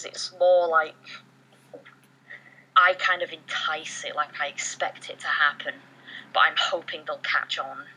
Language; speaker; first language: English; native; English